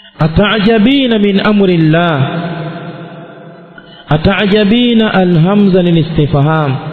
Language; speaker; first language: Arabic; non-native, fluent; Swahili